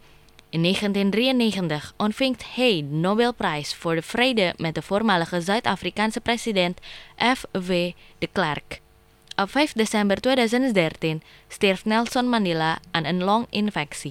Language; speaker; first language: Dutch; non-native, fluent; Indonesian